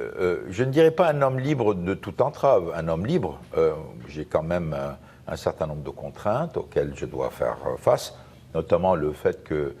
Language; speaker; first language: French; non-native, local second language; Arabic